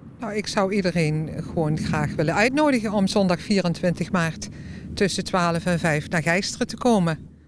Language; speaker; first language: Dutch; native; Dutch